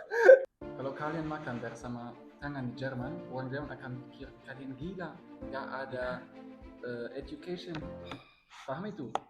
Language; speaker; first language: Indonesian; non-native, fluent; German